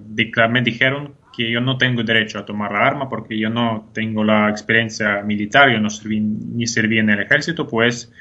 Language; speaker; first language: Spanish; non-native, fluent; Ukrainian